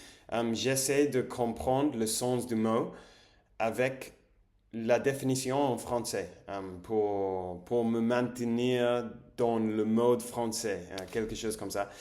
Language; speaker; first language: French; non-native, learner; English